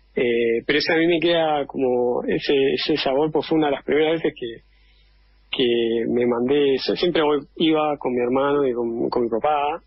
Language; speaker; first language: Spanish; native; Spanish